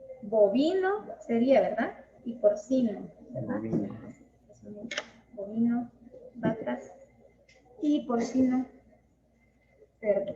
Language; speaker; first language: Spanish; native; Spanish